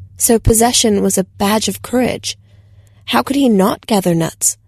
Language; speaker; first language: English; native; English